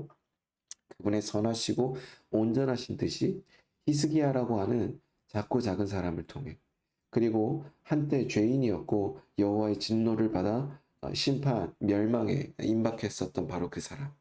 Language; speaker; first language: Korean; native; Korean